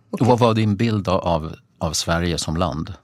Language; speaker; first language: Swedish; native; Swedish